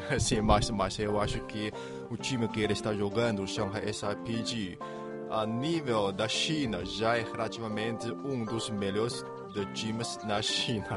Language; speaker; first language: Portuguese; non-native, fluent; Chinese